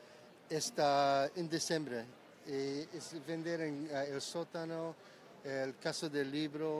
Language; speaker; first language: Spanish; non-native, learner; English